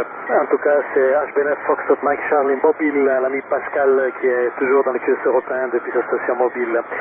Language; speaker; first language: French; native; French